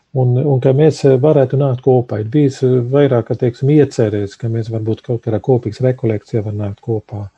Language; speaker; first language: Latvian; early bilingual, heritage; Latvian